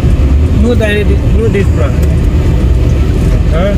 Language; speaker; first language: German; non-native, learner; Punjabi